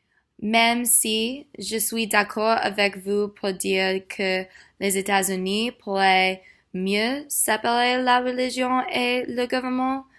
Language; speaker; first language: French; non-native, learner; English